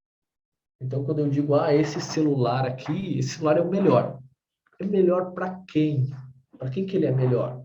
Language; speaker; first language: Portuguese; native; Portuguese